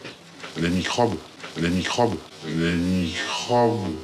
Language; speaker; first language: French; native; French